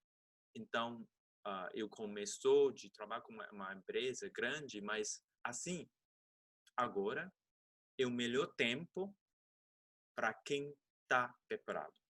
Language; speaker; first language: Portuguese; non-native, fluent; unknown